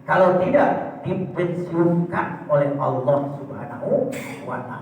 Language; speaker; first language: Indonesian; non-native, local second language; Minangkabau